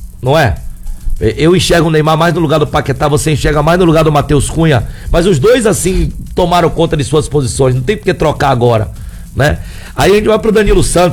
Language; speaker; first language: Portuguese; native; Portuguese